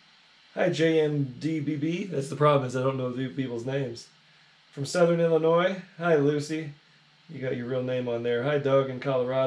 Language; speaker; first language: English; native; English